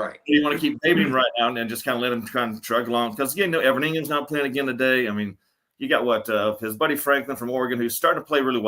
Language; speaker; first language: English; native; English